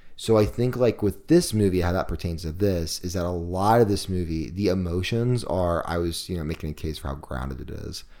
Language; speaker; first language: English; native; English